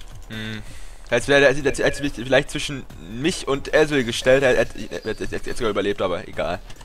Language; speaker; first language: German; native; German